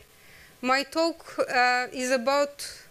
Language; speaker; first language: English; non-native, fluent; Turkish